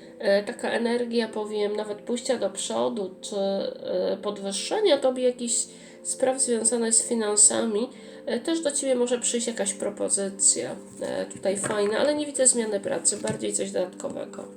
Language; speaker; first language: Polish; native; Polish